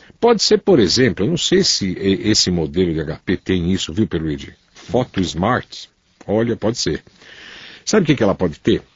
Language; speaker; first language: Portuguese; native; Portuguese